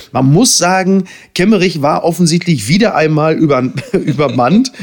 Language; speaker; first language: German; native; German